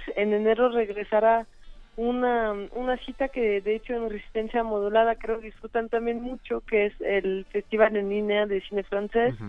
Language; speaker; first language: Spanish; non-native, fluent; French